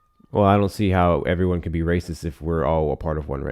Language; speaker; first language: English; native; English